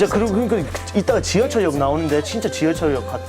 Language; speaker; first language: Korean; non-native, fluent; English